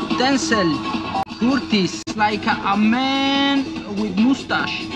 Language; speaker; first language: English; non-native, learner; Spanish